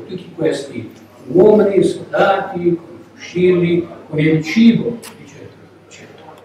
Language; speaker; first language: Italian; non-native, learner; English